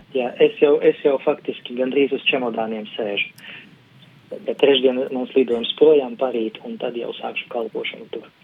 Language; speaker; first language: Latvian; non-native, local second language; Russian